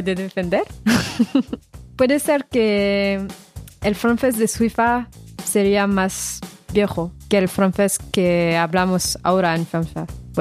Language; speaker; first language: Spanish; non-native, fluent; French